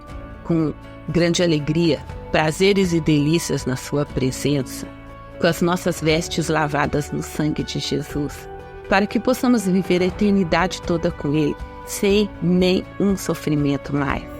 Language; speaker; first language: Portuguese; native; Portuguese